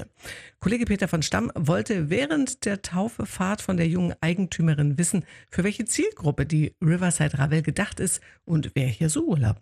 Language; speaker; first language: German; native; German